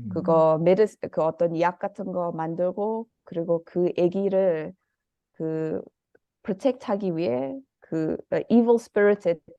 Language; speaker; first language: Korean; early bilingual, heritage; Korean